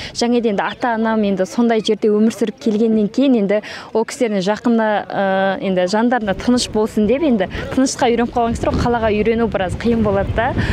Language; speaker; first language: Kazakh; early bilingual, heritage; Kazakh